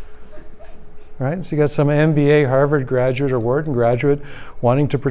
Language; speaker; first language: English; native; English